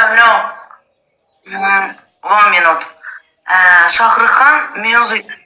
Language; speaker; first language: English; non-native, learner; Uzbek